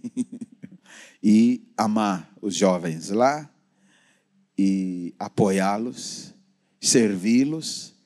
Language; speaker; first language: Portuguese; non-native, fluent; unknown